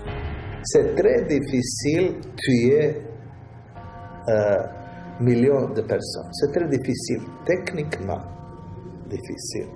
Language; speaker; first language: French; non-native, fluent; Russian